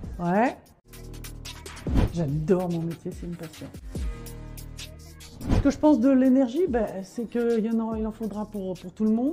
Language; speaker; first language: French; native; French